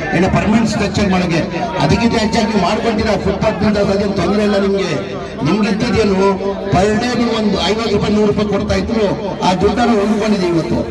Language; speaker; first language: Kannada; non-native, local second language; Urdu